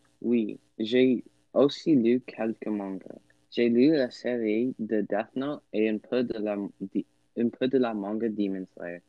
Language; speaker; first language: French; non-native, learner; English